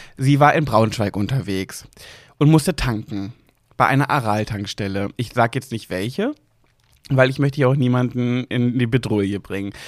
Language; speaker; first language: German; native; German